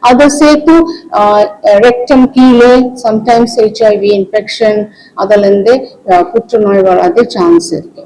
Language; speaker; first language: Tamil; non-native, local second language; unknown